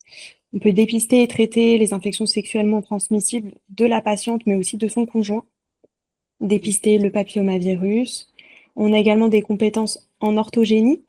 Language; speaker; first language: French; native; French